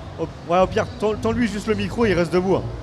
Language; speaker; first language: French; native; French